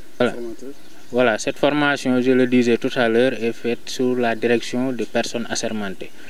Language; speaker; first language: French; non-native, local second language; Serer